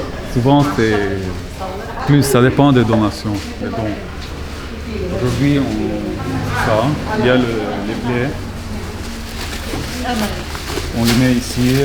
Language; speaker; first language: French; non-native, local second language; Arabic